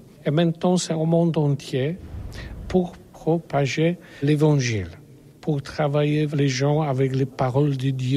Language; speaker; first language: French; non-native, learner; Polish